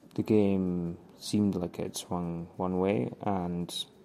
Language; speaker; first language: English; native; English